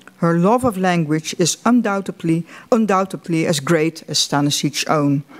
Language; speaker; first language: English; non-native, fluent; Dutch